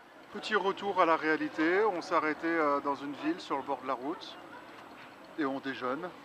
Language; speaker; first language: French; native; French